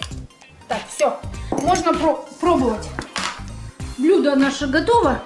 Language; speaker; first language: Russian; native; Russian